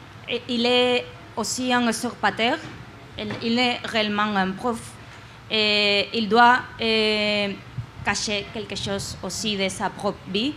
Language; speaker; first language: French; non-native, learner; Spanish